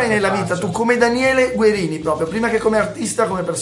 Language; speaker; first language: Italian; native; Italian